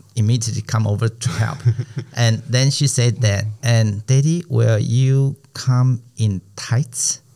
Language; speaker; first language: English; non-native, fluent; Chinese